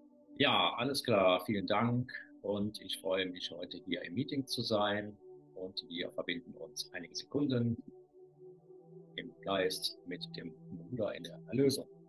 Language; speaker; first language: German; native; German